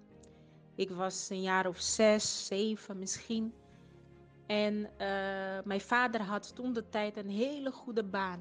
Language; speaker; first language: Dutch; non-native, fluent; Portuguese